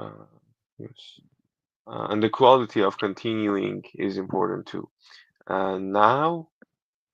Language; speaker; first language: English; non-native, learner; Persian